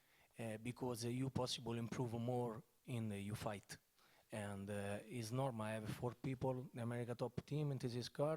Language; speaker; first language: English; non-native, learner; Italian